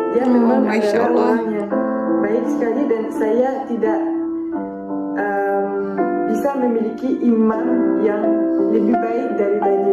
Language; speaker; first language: Indonesian; non-native, fluent; French